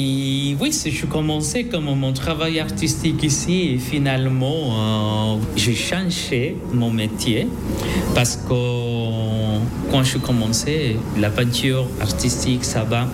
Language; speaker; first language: French; non-native, learner; Spanish